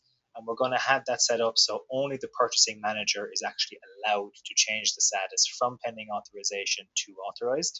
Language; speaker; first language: English; native; English